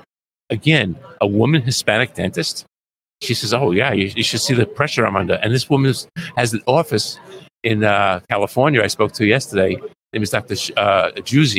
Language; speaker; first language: English; native; English